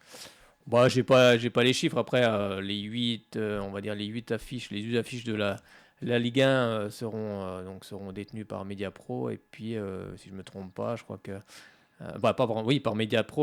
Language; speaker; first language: French; native; French